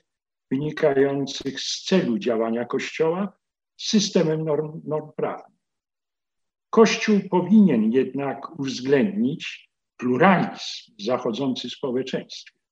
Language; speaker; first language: Polish; native; Polish